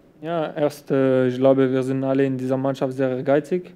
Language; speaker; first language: German; non-native, local second language; French